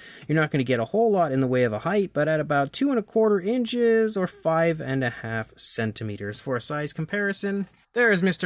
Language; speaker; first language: English; native; English